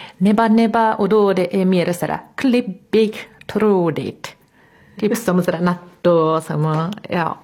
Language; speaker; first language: Swedish; non-native, fluent; Japanese